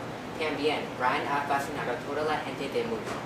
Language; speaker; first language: Spanish; non-native, learner; English